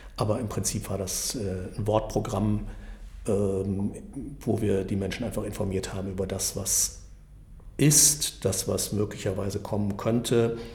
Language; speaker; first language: German; native; German